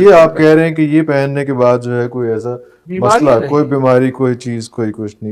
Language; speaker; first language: Urdu; native; Urdu